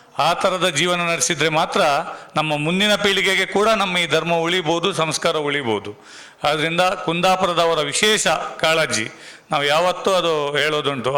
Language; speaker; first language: Kannada; non-native, local second language; Tulu